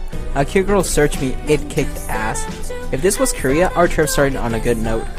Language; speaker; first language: English; early bilingual, other home language; Spanish